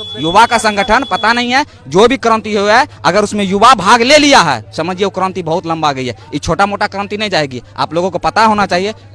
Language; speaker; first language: Hindi; native; Hindi